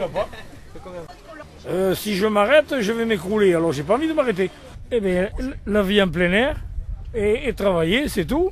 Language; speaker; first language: French; native; French